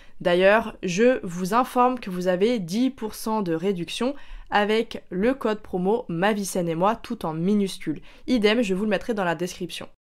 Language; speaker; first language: French; native; French